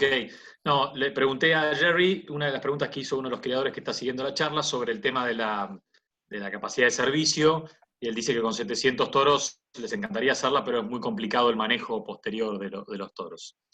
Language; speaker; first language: Spanish; native; Spanish